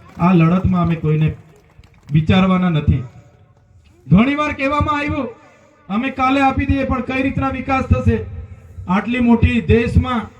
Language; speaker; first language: Gujarati; non-native, local second language; Bhili